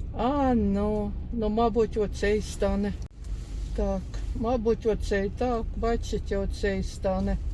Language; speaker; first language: Ukrainian; non-native, local second language; Russian